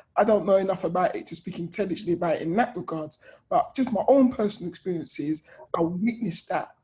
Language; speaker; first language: English; native; English